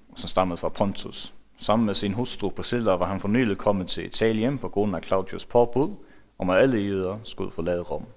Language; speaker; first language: Danish; non-native, local second language; Faroese